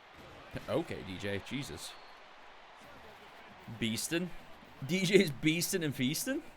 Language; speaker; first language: English; native; English